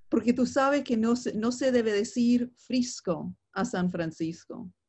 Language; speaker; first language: Spanish; non-native, fluent; English